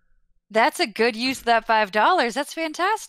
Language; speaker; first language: English; native; English